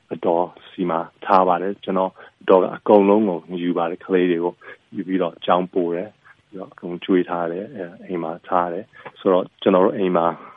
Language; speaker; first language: Burmese; non-native, local second language; Chinese